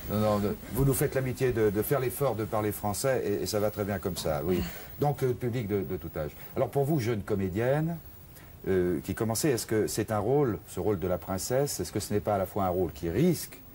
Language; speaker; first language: French; native; French